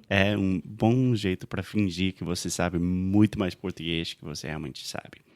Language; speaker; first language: Portuguese; non-native, fluent; English